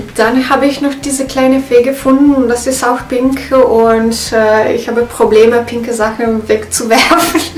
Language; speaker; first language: German; non-native, learner; Italian